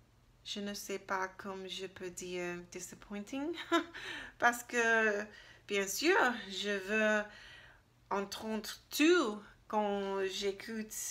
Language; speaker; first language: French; non-native, learner; English